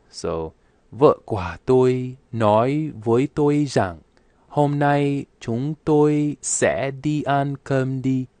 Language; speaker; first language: Vietnamese; non-native, learner; English